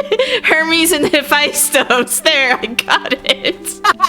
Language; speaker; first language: English; native; English